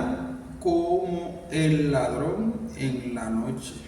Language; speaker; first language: Spanish; non-native, learner; Haitian Creole